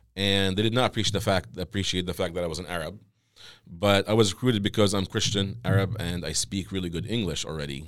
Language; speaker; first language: English; non-native, fluent; Arabic